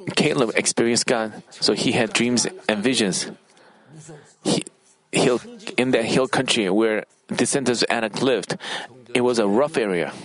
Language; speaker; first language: English; non-native, fluent; Korean